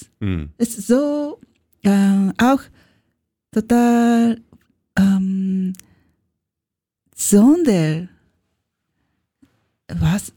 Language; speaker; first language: German; non-native, learner; Japanese